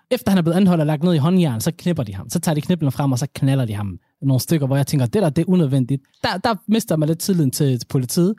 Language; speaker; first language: Danish; early bilingual, other home language; Somali